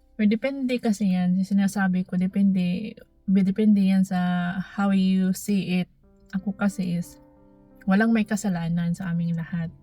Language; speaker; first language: Filipino; non-native, local second language; Cebuano